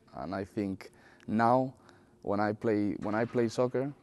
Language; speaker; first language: English; non-native, fluent; Spanish